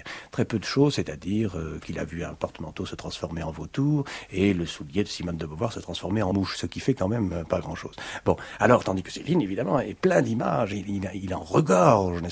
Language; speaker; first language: French; native; French